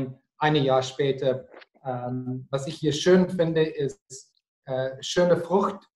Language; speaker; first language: German; non-native, fluent; Afrikaans